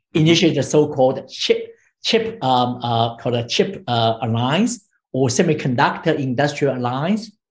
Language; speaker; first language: English; non-native, fluent; Chinese